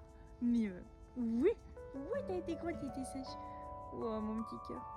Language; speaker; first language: French; native; French